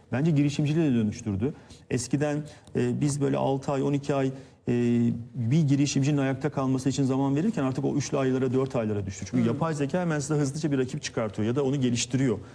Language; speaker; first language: Turkish; native; Turkish